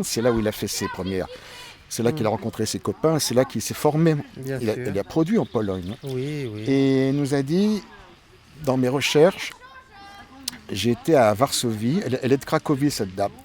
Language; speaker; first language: French; native; French